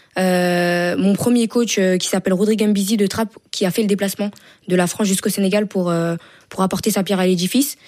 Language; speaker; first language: French; native; French